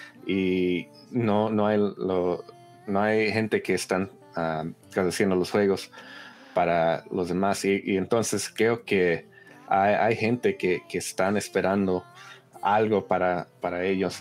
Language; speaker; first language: Spanish; early bilingual, heritage; Spanish